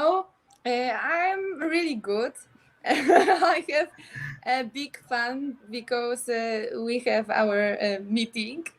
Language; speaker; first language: English; non-native, learner; Polish